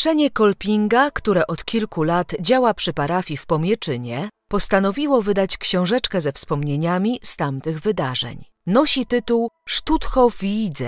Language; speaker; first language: Polish; native; Polish